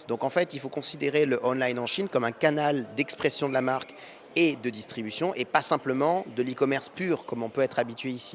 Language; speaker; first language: French; native; French